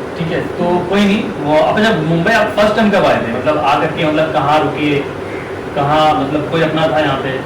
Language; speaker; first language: Hindi; native; Hindi